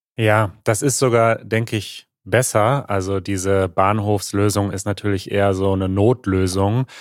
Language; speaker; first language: German; native; German